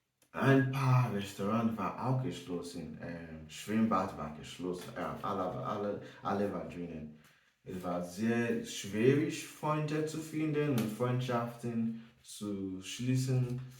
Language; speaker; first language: German; non-native, learner; English